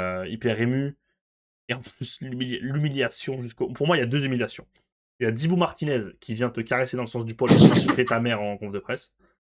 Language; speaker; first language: French; native; French